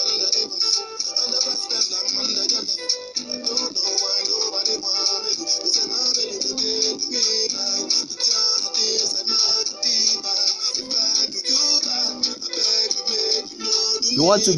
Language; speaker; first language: English; non-native, local second language; Ibibio